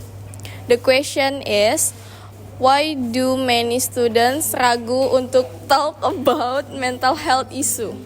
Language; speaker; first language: English; non-native, learner; Indonesian